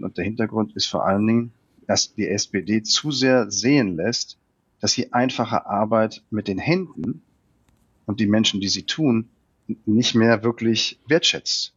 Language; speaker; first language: German; native; German